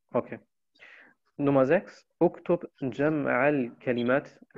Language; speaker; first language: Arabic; non-native, fluent; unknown